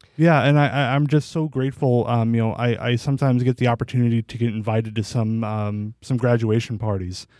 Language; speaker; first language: English; native; English